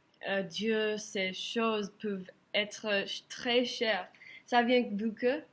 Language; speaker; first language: French; non-native, learner; English